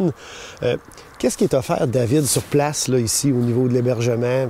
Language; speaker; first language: French; native; French